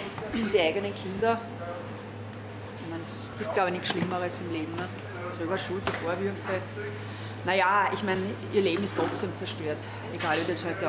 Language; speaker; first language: German; native; German